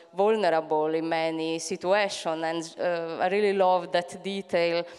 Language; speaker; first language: English; non-native, fluent; Italian